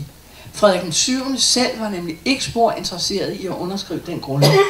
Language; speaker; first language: Danish; native; Danish